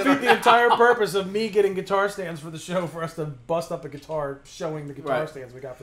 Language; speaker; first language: English; native; English